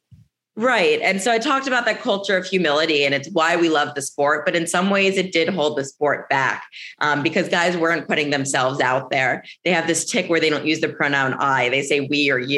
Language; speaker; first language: English; native; English